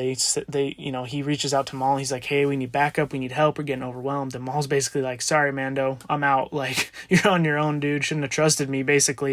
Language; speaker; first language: English; native; English